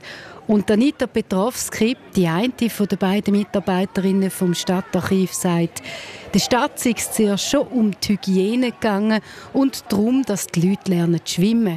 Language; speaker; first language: German; native; German